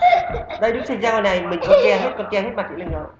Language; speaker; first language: Vietnamese; native; Vietnamese